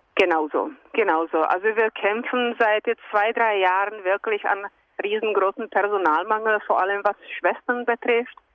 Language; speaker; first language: German; non-native, fluent; Czech